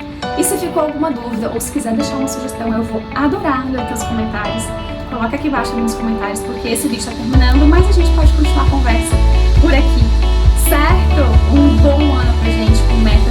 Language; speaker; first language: Portuguese; native; Portuguese